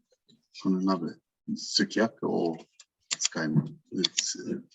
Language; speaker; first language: Japanese; non-native, learner; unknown